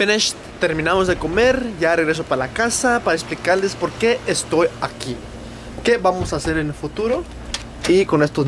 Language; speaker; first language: Spanish; early bilingual, heritage; Spanish